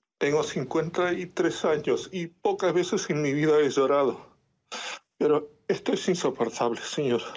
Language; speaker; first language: Spanish; non-native, fluent; Ukrainian